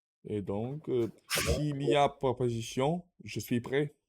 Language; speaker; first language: French; non-native, learner; Russian